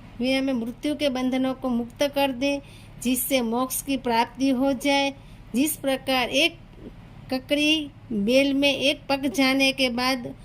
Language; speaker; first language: Hindi; non-native, local second language; Gujarati